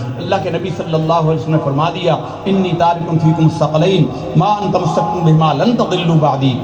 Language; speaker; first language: Urdu; non-native, local second language; Punjabi